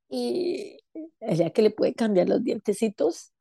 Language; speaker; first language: Spanish; native; Spanish